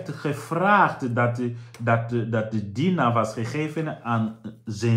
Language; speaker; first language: Dutch; non-native, fluent; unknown